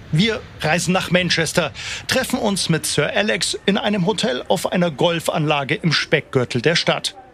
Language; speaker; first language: German; native; German